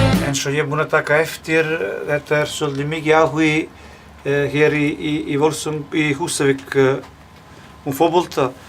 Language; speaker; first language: Icelandic; non-native, learner; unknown